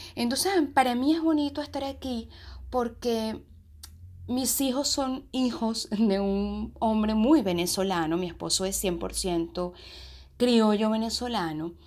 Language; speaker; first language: Spanish; native; Spanish